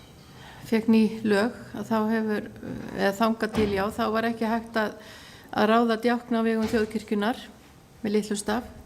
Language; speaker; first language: Icelandic; native; Icelandic